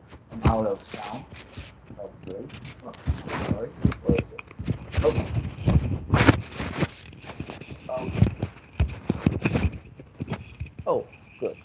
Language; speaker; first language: English; non-native, fluent; Chinese